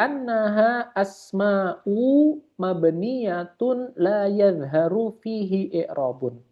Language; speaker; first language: Arabic; non-native, fluent; Indonesian